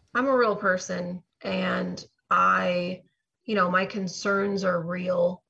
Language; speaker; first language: English; native; English